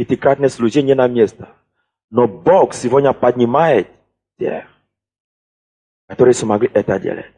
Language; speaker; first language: Russian; non-native, fluent; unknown